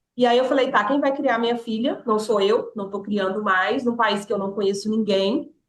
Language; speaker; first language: Portuguese; native; Portuguese